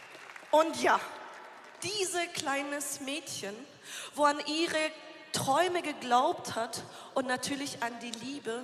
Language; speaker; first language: German; non-native, fluent; Persian